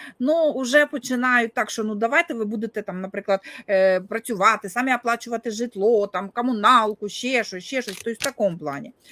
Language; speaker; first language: Ukrainian; non-native, local second language; Russian